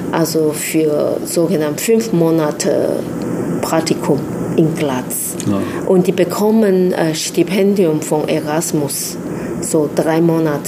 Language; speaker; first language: German; non-native, fluent; Chinese